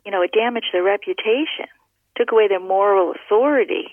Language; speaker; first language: English; native; English